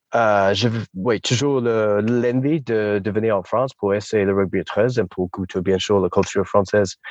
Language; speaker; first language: French; non-native, learner; English